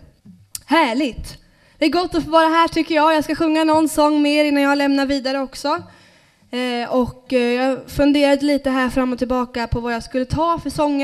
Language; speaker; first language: Swedish; native; Swedish